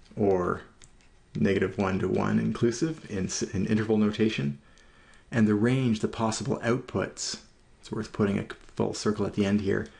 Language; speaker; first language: English; native; English